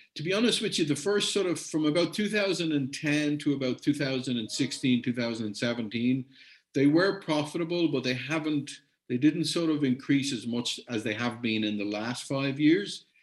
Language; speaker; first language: English; native; English